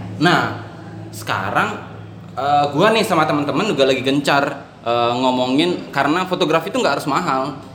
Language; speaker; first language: Indonesian; native; Indonesian